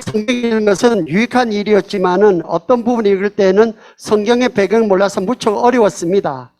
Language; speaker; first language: Korean; early bilingual, heritage; Korean